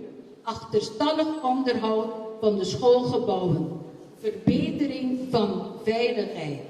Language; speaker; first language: Dutch; non-native, local second language; Papiamento